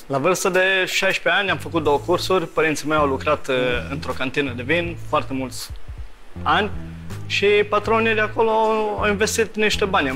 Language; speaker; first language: Romanian; early bilingual, heritage; Romanian